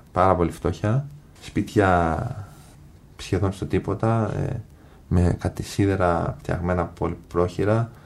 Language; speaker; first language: Greek; early bilingual, other home language; English